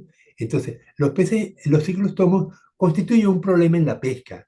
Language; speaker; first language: Spanish; native; Spanish